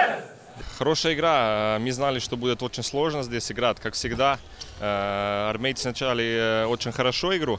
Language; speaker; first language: Russian; non-native, fluent; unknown